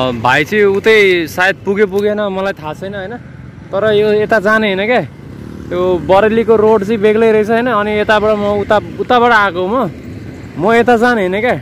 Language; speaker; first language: Nepali; native; Nepali